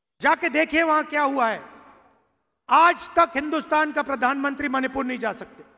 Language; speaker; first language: Hindi; native; Hindi